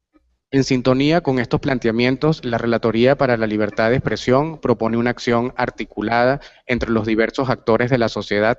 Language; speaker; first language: Spanish; native; Spanish